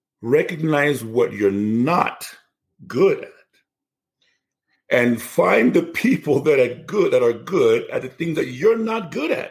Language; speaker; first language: English; non-native, local second language; Igbo